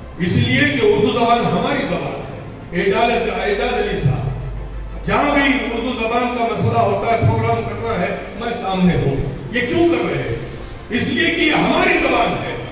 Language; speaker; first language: Urdu; native; Urdu